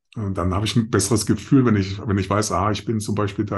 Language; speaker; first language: German; non-native, fluent; Spanish